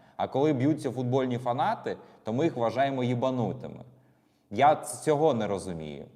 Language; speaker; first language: Ukrainian; non-native, local second language; Russian